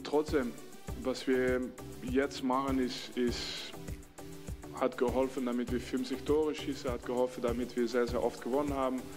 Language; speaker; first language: German; non-native, fluent; French